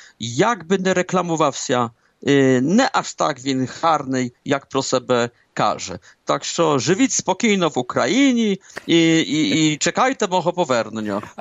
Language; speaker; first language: Ukrainian; early bilingual, heritage; Ukrainian